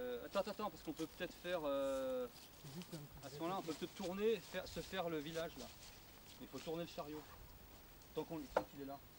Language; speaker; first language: French; native; French